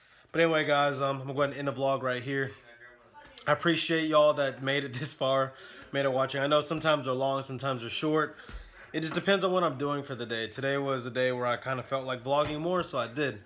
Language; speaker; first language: English; native; English